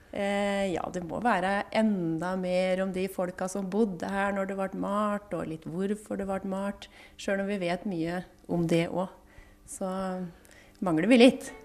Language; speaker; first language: Norwegian; native; Norwegian